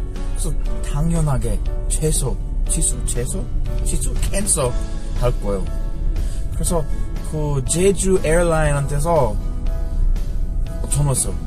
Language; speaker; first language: Korean; non-native, learner; English